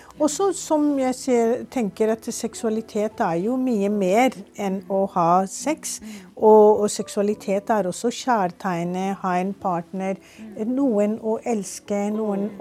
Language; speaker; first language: Norwegian; non-native, fluent; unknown